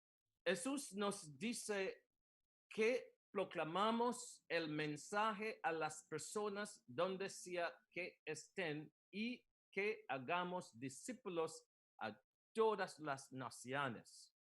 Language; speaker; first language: Spanish; non-native, learner; English